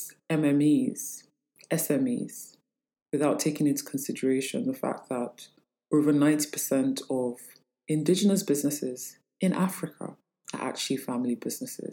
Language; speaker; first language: English; native; English